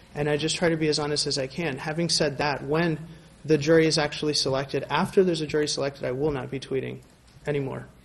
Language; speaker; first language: English; early bilingual, other home language; Spanish